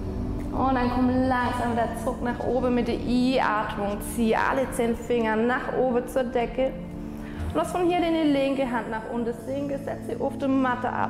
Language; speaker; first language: German; non-native, fluent; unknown